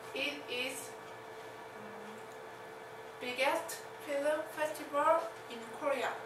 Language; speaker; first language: English; non-native, learner; Korean